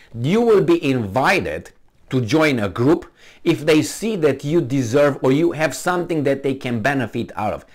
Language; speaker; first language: English; non-native, fluent; Romanian